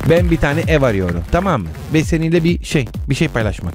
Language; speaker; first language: Turkish; non-native, fluent; Italian